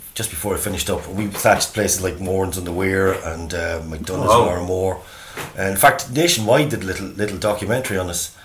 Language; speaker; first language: English; native; English